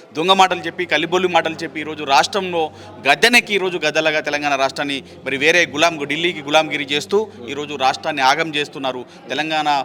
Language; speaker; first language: Telugu; native; Telugu